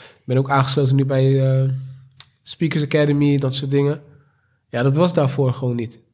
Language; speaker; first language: Dutch; native; Dutch